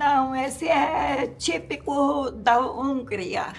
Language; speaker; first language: Portuguese; early bilingual, other home language; Finnish